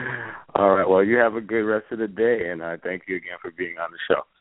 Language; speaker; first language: English; native; English